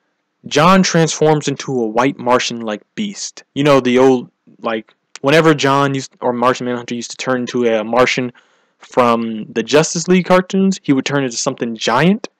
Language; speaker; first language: English; native; English